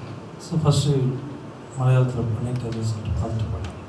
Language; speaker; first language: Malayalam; non-native, learner; Tamil